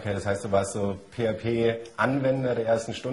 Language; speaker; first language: German; native; German